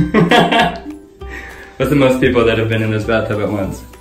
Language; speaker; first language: English; native; English